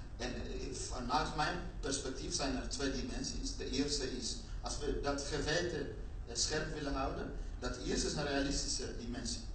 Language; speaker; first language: Dutch; non-native, fluent; Swahili